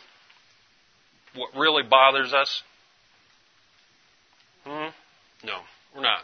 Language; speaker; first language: English; native; English